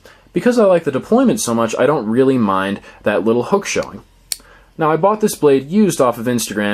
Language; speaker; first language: English; native; English